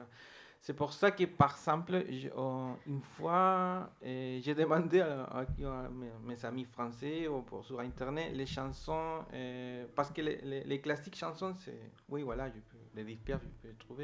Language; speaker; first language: French; non-native, learner; Spanish